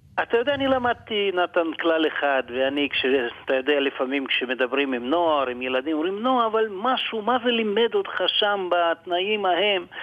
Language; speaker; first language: Hebrew; non-native, fluent; Russian